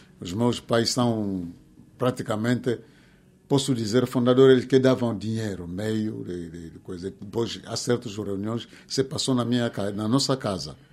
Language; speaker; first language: Portuguese; non-native, fluent; Kongo